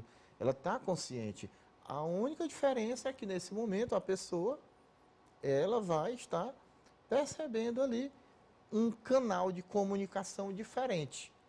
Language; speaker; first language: Portuguese; native; Portuguese